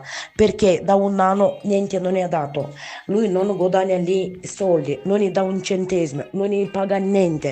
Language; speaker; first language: Italian; non-native, learner; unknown